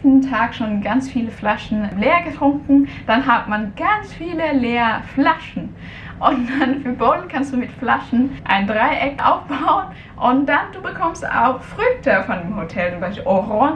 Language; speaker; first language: German; non-native, fluent; Cantonese